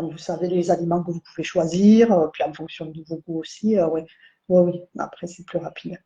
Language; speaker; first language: French; native; French